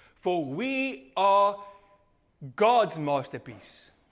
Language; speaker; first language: English; non-native, local second language; Afrikaans